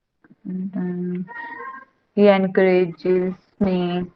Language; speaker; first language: English; non-native, learner; Hindi